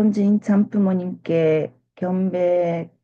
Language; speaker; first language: Korean; native; Korean